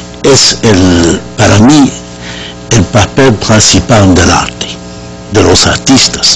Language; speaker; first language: Spanish; non-native, fluent; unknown